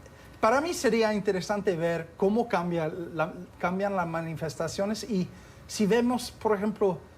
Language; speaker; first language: Spanish; non-native, fluent; English